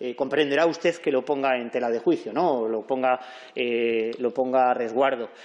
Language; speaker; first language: Spanish; native; Spanish